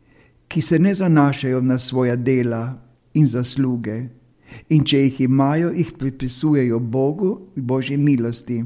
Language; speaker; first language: Slovenian; native; Slovenian